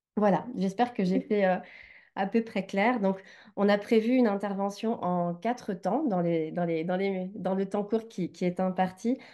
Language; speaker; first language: French; native; French